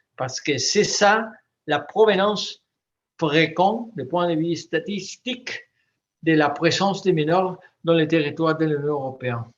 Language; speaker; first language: French; non-native, fluent; Spanish